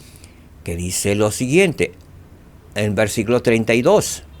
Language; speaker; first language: Spanish; native; Spanish